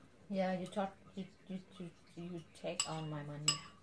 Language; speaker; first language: English; non-native, learner; Vietnamese